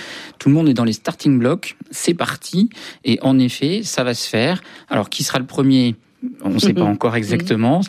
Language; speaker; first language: French; native; French